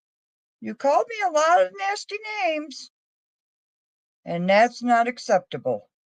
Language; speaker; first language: English; native; English